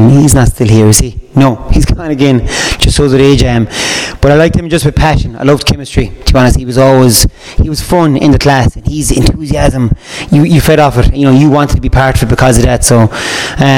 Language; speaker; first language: English; native; English